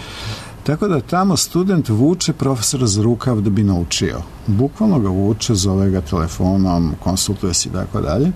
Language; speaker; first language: Serbian; native; Serbian